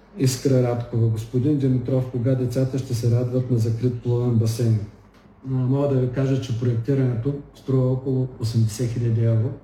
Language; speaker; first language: Bulgarian; native; Bulgarian